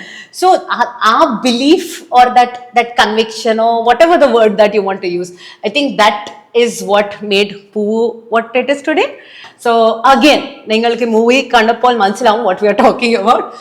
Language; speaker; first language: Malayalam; non-native, local second language; Telugu